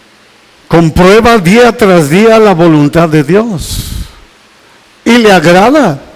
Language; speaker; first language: Spanish; native; Spanish